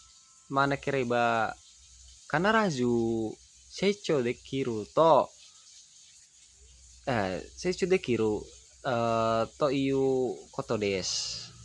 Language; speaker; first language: Japanese; non-native, learner; Indonesian